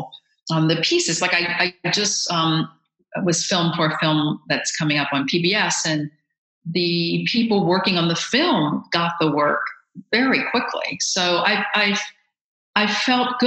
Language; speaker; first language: English; native; English